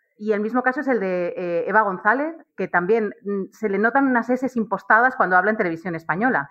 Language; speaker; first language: Spanish; native; Spanish